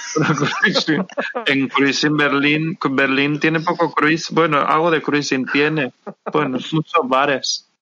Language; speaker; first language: Spanish; native; Spanish